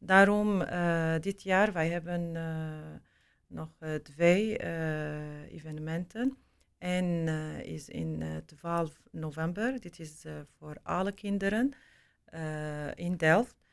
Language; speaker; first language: Dutch; non-native, learner; Arabic